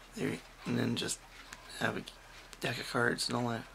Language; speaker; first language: English; native; English